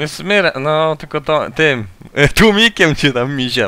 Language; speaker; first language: Polish; native; Polish